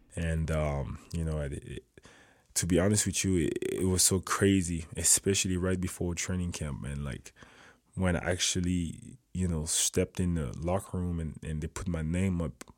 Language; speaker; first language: English; non-native, fluent; French